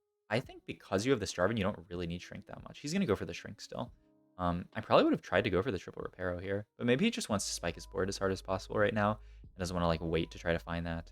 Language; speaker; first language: English; native; English